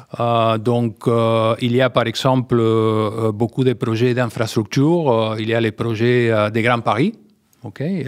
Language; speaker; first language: French; non-native, fluent; Spanish